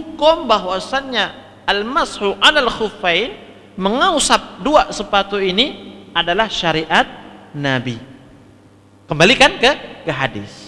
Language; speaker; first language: Indonesian; native; Indonesian